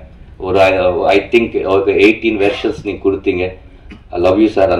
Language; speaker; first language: Tamil; non-native, learner; Telugu